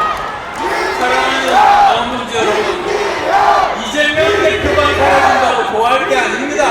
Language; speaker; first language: Korean; native; Korean